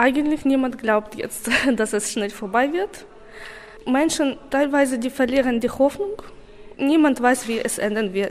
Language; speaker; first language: German; non-native, learner; Ukrainian